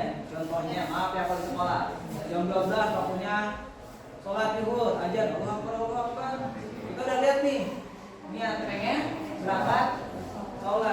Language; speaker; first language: Indonesian; native; Indonesian